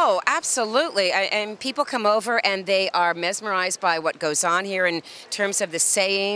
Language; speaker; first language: English; native; English